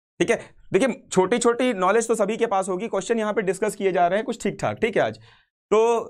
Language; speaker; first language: Hindi; native; Hindi